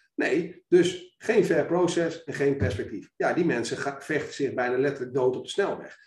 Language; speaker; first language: Dutch; native; Dutch